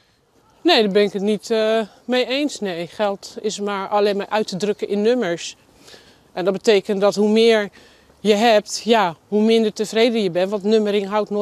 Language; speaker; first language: Dutch; native; Dutch